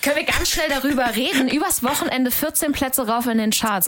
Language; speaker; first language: German; native; German